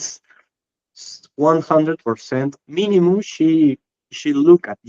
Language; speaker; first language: English; non-native, learner; Spanish